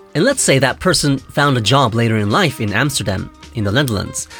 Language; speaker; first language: English; non-native, fluent; Japanese